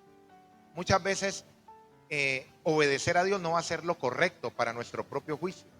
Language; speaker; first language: Spanish; native; Spanish